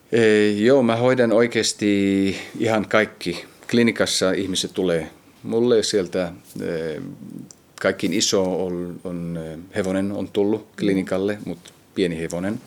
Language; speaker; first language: Finnish; early bilingual, heritage; Finnish